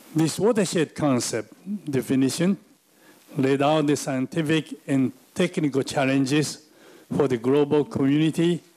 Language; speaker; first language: English; non-native, fluent; Chinese